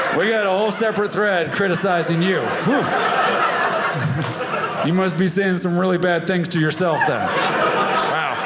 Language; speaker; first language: English; native; English